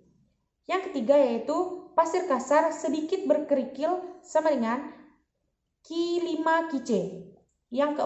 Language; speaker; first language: Indonesian; native; Indonesian